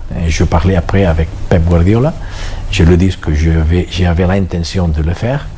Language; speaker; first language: French; non-native, fluent; Catalan